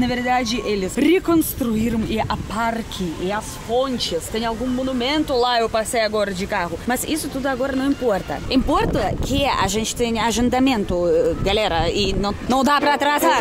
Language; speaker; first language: Portuguese; non-native, fluent; Russian